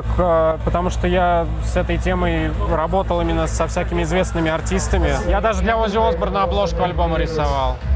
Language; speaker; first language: Russian; native; Russian